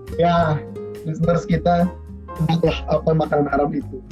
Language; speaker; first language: Indonesian; non-native, local second language; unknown